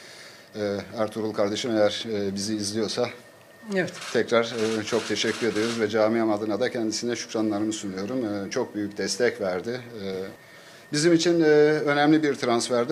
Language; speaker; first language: Turkish; native; Turkish